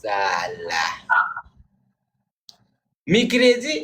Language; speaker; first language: English; non-native, learner; Nepali